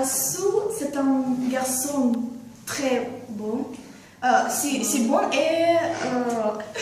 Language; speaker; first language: French; non-native, learner; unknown